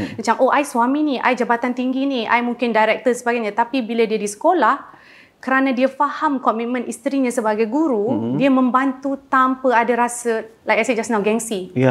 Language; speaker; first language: Malay; native; Malay